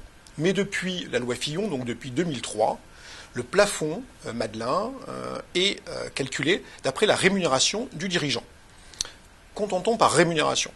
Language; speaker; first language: French; native; French